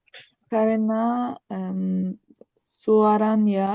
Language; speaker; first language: Indonesian; non-native, learner; Turkish